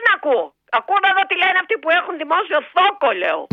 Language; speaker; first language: Greek; native; Greek